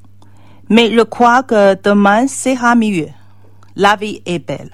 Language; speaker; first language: French; non-native, learner; Chinese